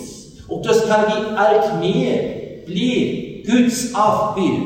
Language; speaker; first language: Swedish; non-native, fluent; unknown